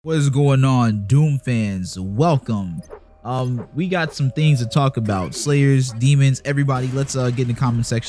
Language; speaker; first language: English; native; English